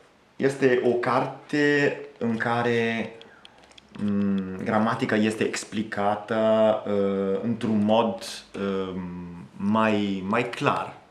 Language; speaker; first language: Romanian; non-native, fluent; Italian